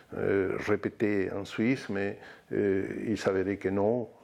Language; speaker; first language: French; non-native, fluent; Spanish